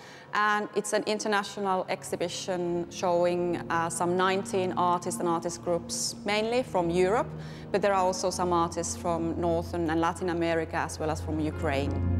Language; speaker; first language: English; non-native, fluent; Finnish